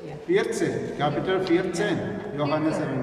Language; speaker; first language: German; non-native, learner; Malayalam